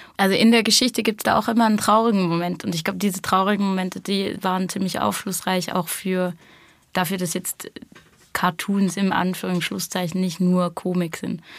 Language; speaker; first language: German; non-native, fluent; English